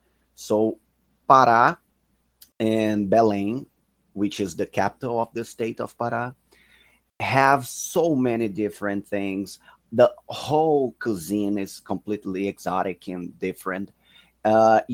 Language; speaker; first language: English; non-native, fluent; Portuguese